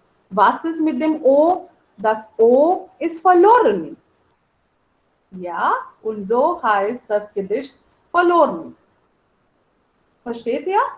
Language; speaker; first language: German; non-native, fluent; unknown